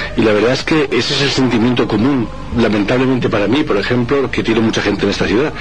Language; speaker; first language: Spanish; native; Spanish